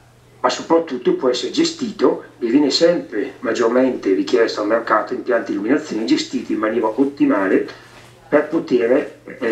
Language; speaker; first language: Italian; native; Italian